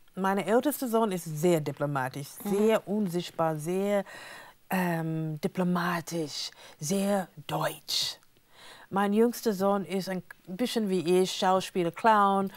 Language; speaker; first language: German; non-native, fluent; English